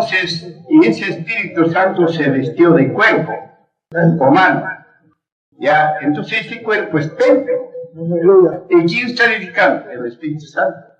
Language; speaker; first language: Spanish; non-native, local second language; Quechua